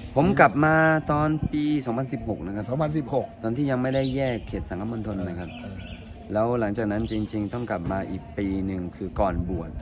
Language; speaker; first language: Thai; non-native, local second language; Akha